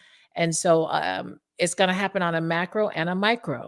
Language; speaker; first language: English; native; English